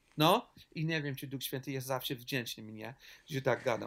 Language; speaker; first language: Polish; non-native, learner; English